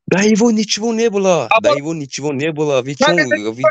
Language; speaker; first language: Russian; non-native, local second language; Tajik